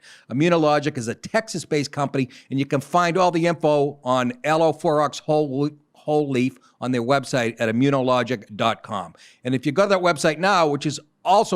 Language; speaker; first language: English; native; English